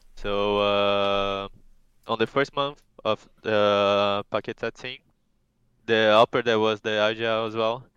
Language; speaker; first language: English; non-native, fluent; Portuguese